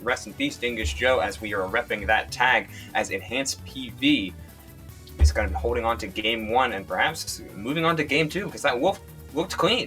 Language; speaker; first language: English; native; English